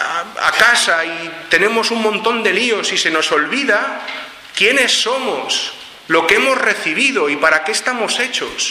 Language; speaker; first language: Spanish; native; Spanish